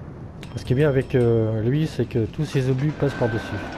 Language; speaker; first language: French; native; French